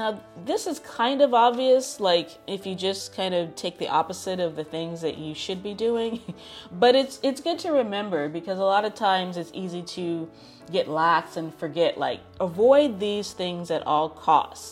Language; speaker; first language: English; native; English